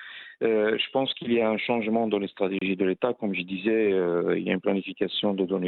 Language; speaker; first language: French; non-native, local second language; Arabic